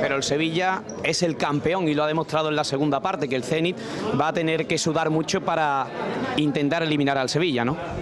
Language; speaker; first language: Spanish; native; Spanish